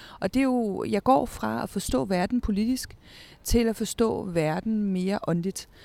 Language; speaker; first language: Danish; early bilingual, other home language; Spanish